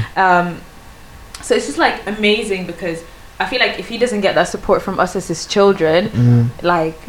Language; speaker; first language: English; non-native, fluent; Swedish